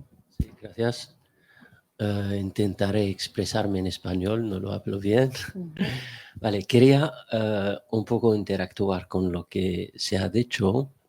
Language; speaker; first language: Spanish; non-native, fluent; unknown